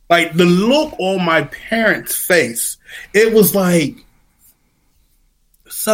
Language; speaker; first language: English; native; English